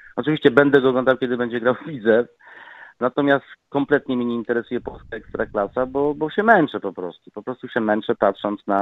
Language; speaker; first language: Polish; native; Polish